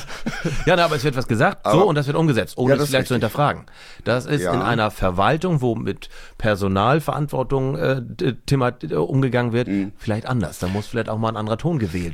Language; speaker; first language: German; native; German